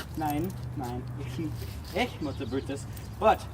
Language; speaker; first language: German; non-native, learner; English